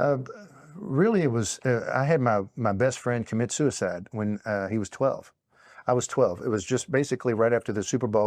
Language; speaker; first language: English; native; English